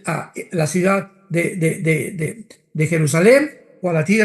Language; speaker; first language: Spanish; native; Spanish